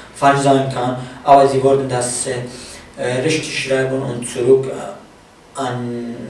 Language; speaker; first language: German; non-native, fluent; Kurdish